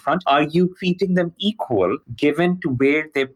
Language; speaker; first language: English; non-native, local second language; Urdu